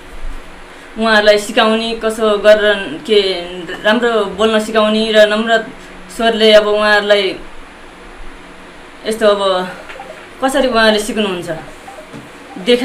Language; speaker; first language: Nepali; non-native, local second language; Newari